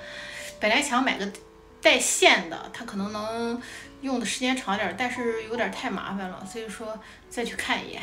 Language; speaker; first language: Chinese; native; Chinese